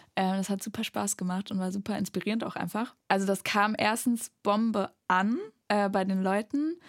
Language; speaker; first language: German; native; German